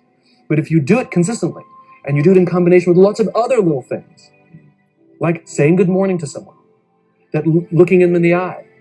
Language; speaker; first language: English; native; English